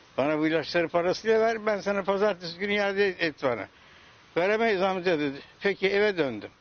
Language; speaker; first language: Turkish; native; Turkish